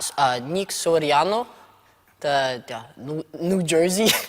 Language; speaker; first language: Russian; early bilingual, heritage; Russian